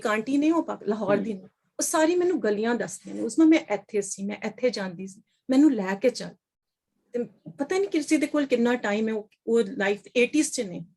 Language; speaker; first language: Punjabi; non-native, local second language; Urdu